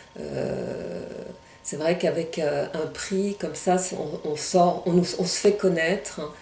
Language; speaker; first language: French; non-native, local second language; German